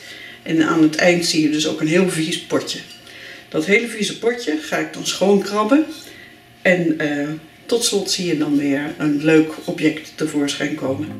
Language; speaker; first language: Dutch; native; Dutch